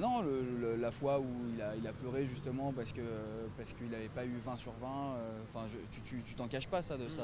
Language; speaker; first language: French; native; French